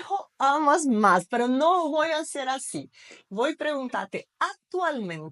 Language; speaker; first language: Spanish; non-native, fluent; Portuguese